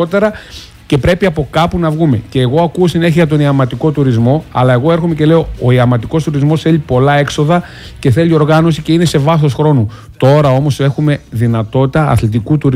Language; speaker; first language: Greek; native; Greek